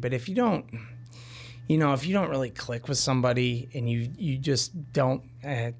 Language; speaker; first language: English; native; English